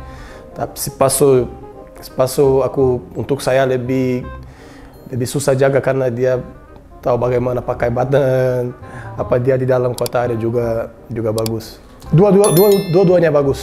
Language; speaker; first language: Indonesian; non-native, learner; Portuguese